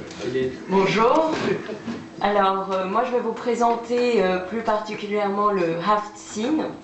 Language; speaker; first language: French; early bilingual, other home language; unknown